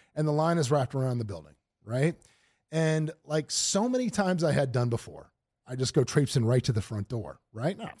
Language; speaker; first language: English; native; English